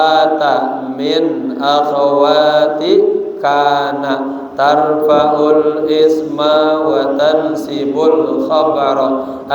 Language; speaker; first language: Arabic; non-native, fluent; Indonesian